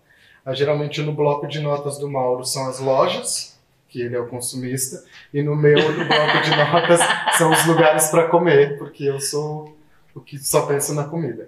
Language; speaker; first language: Portuguese; native; Portuguese